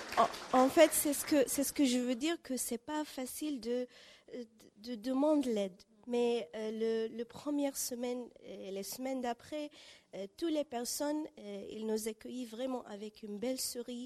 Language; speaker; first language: French; non-native, learner; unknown